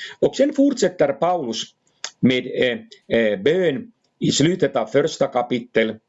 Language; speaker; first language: Swedish; non-native, fluent; Finnish